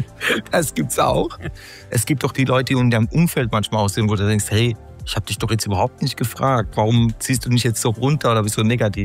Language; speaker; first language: German; native; German